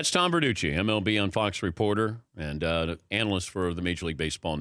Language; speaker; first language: English; native; English